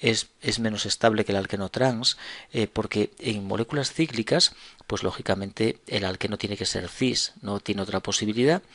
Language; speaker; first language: Spanish; native; Spanish